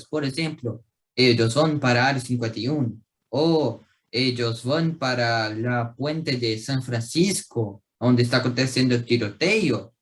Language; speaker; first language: Spanish; non-native, learner; Portuguese